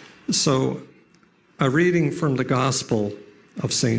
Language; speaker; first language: English; early bilingual, other home language; Ukrainian